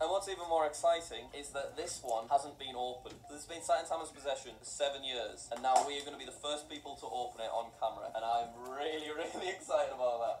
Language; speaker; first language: English; native; English